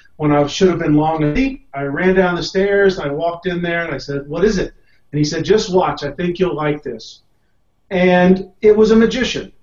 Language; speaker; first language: English; native; English